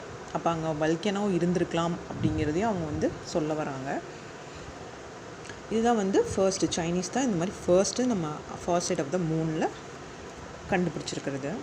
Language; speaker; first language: Tamil; native; Tamil